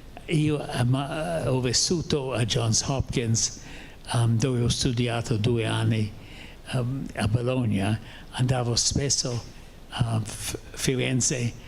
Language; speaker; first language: Italian; non-native, fluent; English